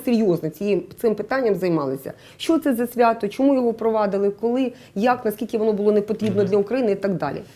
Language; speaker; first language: Ukrainian; native; Ukrainian